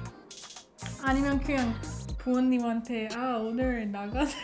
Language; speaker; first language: Korean; non-native, fluent; English